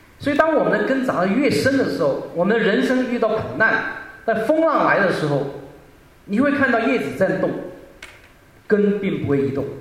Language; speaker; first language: Chinese; non-native, local second language; Hakka Chinese